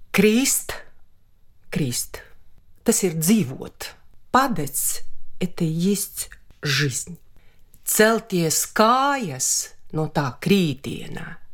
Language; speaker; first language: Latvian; non-native, local second language; Russian